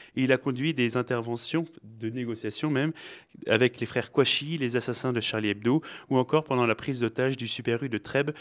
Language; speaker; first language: French; native; French